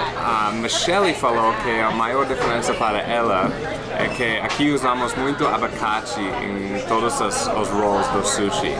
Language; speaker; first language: Portuguese; non-native, fluent; English